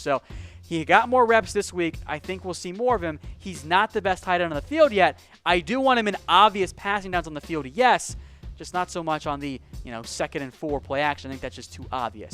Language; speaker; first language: English; native; English